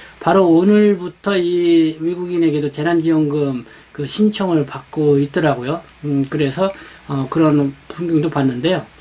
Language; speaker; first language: Korean; native; Korean